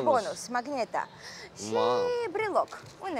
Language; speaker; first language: Romanian; non-native, learner; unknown